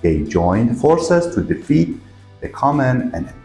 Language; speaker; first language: English; non-native, fluent; Persian